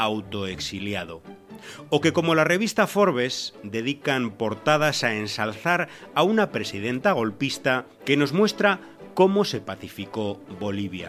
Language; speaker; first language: Spanish; native; Spanish